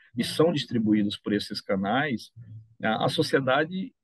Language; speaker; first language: Portuguese; native; Portuguese